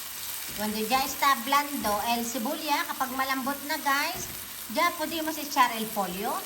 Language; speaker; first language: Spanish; non-native, fluent; Filipino